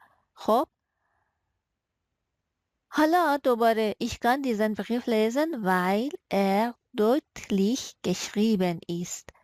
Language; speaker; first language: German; non-native, fluent; Persian